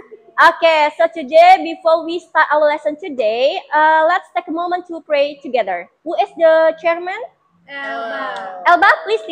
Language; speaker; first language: English; non-native, fluent; Indonesian